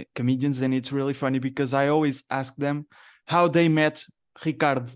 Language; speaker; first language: English; non-native, learner; Portuguese